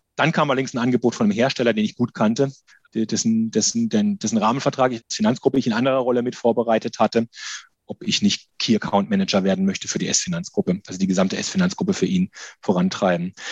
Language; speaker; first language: German; native; German